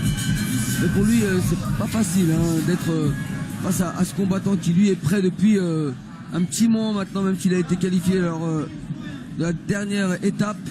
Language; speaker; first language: French; native; French